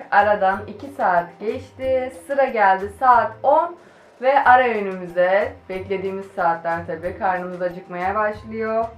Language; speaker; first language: Turkish; native; Turkish